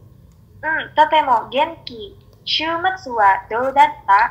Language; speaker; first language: Japanese; non-native, learner; Indonesian